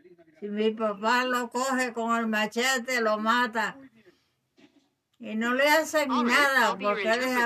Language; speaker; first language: Spanish; native; Spanish